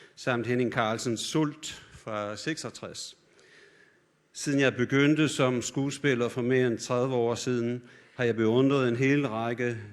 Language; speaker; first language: Danish; early bilingual, heritage; English